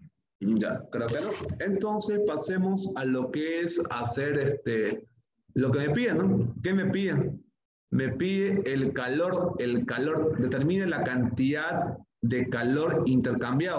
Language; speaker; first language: Spanish; native; Spanish